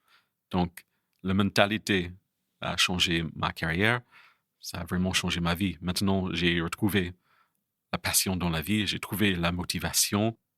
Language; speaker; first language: French; non-native, fluent; English